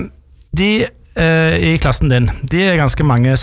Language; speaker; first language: Norwegian; native; Norwegian